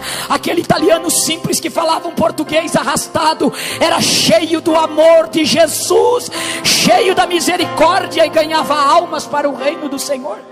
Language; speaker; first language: Portuguese; native; Portuguese